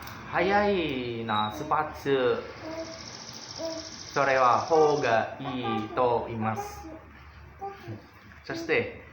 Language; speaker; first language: Japanese; non-native, learner; Indonesian